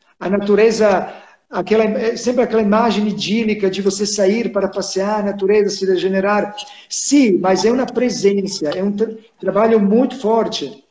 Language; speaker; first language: Portuguese; non-native, fluent; Serbian